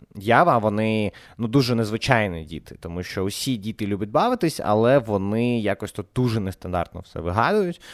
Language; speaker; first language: Ukrainian; non-native, local second language; Russian